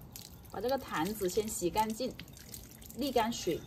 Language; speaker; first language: Chinese; native; Chinese